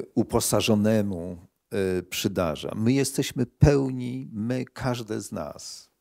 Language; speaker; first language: Polish; native; Polish